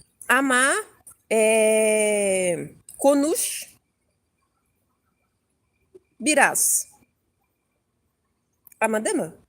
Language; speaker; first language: Turkish; non-native, learner; Portuguese